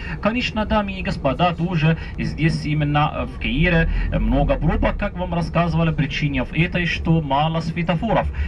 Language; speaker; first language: Russian; non-native, fluent; Arabic